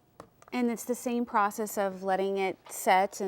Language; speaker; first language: English; native; English